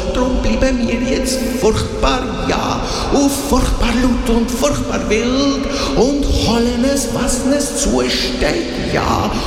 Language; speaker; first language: German; native; German